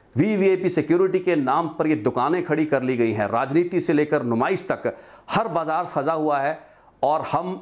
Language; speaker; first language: Hindi; non-native, local second language; Punjabi